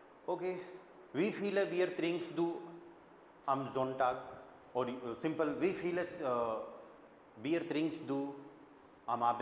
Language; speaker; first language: German; non-native, fluent; Hindi